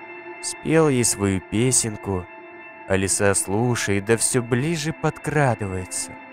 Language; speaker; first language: Russian; native; Russian